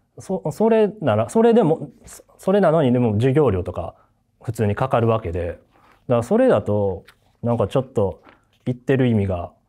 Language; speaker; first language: Japanese; native; Japanese